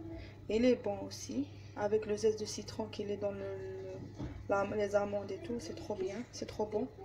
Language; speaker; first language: French; non-native, learner; Arabic